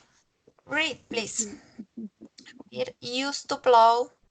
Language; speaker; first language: English; non-native, fluent; Spanish